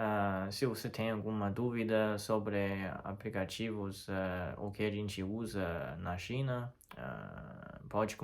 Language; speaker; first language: Portuguese; non-native, fluent; Chinese